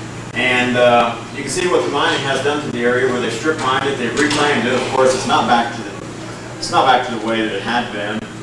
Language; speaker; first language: English; native; English